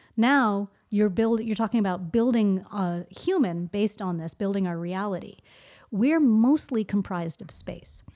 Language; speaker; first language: English; early bilingual, other home language; Hindi